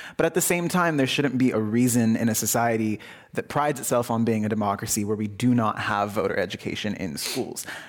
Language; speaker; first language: English; early bilingual, other home language; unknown